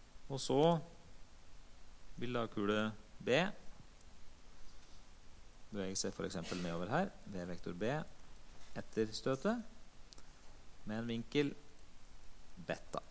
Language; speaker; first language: Norwegian; native; Norwegian